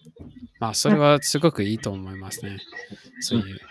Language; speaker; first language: Japanese; non-native, fluent; English